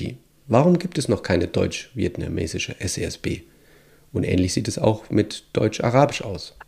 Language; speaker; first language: German; native; German